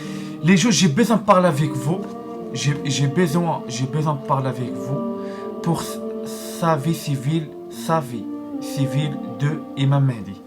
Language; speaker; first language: French; non-native, learner; Arabic